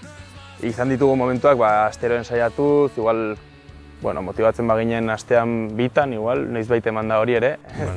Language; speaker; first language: Basque; native; Basque